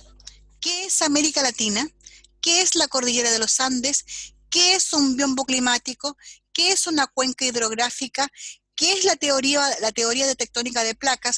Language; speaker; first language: Spanish; native; Spanish